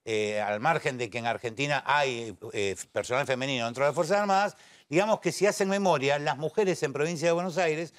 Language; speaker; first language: Spanish; native; Spanish